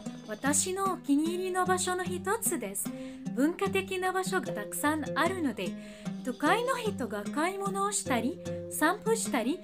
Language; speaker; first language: Japanese; non-native, learner; Arabic